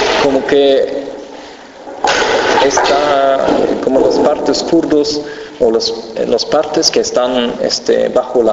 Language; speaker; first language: Spanish; non-native, fluent; German